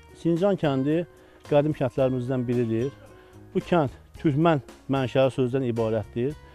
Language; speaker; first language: Azerbaijani; native; Azerbaijani